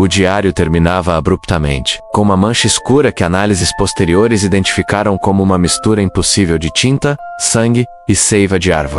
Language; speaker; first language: Portuguese; native; Portuguese